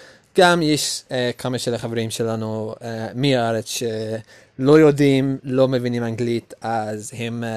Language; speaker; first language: Hebrew; non-native, learner; English